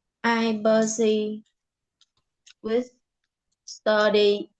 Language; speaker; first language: English; non-native, learner; Vietnamese